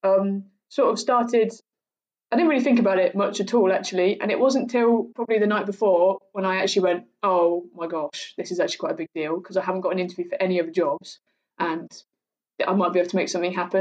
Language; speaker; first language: English; native; English